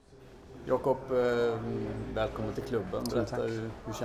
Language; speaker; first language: Swedish; native; Swedish